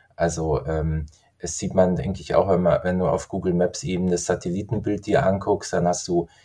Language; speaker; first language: German; native; German